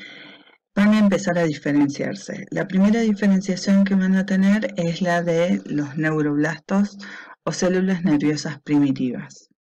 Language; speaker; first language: Spanish; native; Spanish